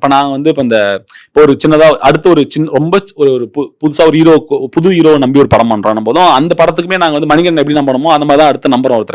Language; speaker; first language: Tamil; native; Tamil